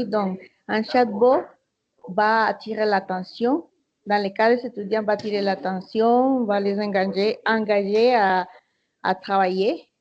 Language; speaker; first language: French; non-native, fluent; Spanish